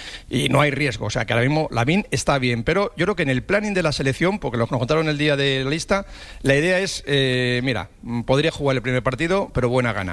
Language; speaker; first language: Spanish; native; Spanish